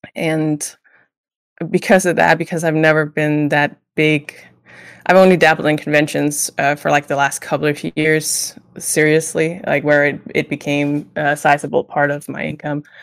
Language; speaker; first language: English; non-native, fluent; Danish